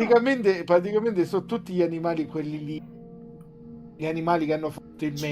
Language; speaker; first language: Italian; native; Italian